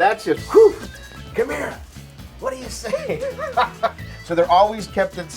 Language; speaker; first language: English; native; English